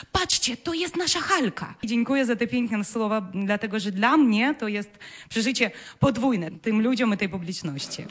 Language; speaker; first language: Polish; non-native, fluent; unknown